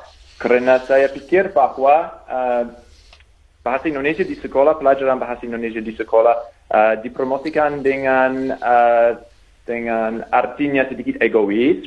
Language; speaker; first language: Indonesian; non-native, fluent; English